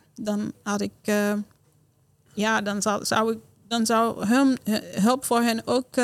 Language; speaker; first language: Dutch; non-native, learner; Haitian Creole